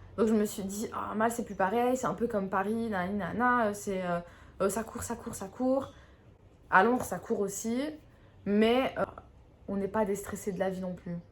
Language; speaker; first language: French; native; French